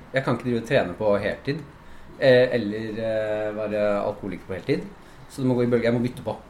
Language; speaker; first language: Norwegian; native; Norwegian